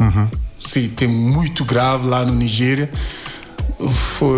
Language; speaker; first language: Portuguese; non-native, learner; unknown